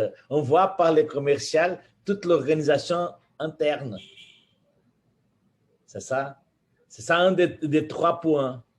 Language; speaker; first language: French; non-native, fluent; Portuguese